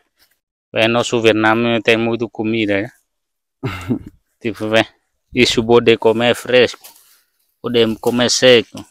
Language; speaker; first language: Portuguese; non-native, learner; Vietnamese